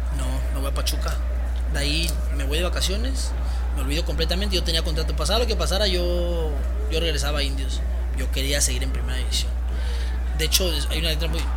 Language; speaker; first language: Spanish; early bilingual, heritage; Spanish